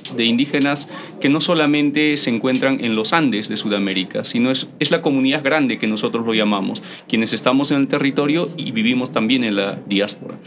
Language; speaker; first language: Spanish; native; Spanish